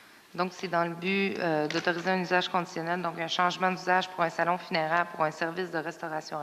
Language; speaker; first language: French; native; French